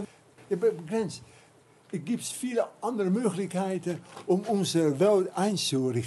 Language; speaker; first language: German; non-native, learner; Dutch